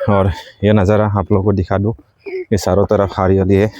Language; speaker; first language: Hindi; non-native, local second language; Assamese